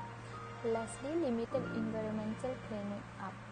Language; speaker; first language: English; non-native, local second language; Malay